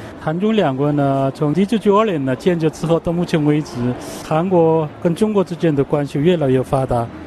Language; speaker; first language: Chinese; non-native, fluent; Korean